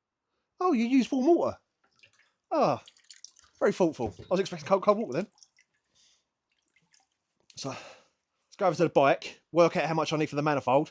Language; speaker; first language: English; native; English